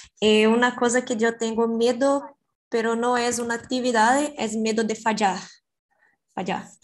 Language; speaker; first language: Spanish; non-native, learner; Portuguese